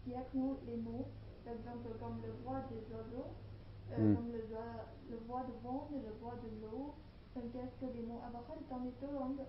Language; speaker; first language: French; non-native, learner; Chinese